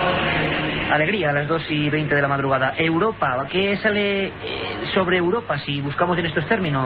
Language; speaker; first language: Spanish; native; Spanish